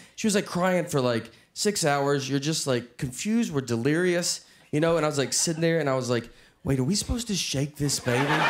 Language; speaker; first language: English; native; English